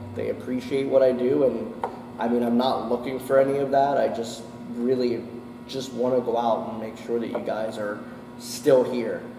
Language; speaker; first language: English; native; English